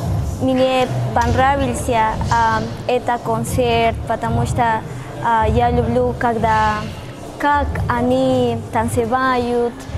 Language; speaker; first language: Russian; non-native, learner; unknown